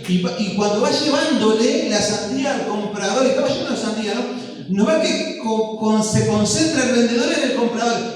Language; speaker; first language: Spanish; native; Spanish